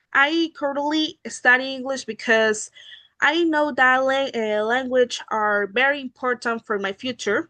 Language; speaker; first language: English; non-native, learner; Spanish